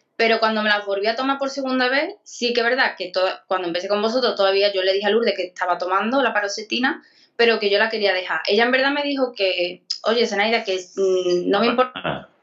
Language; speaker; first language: Spanish; native; Spanish